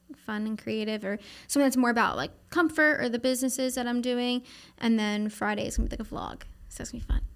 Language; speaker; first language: English; native; English